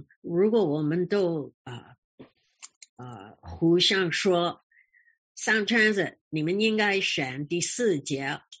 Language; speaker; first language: Chinese; early bilingual, heritage; English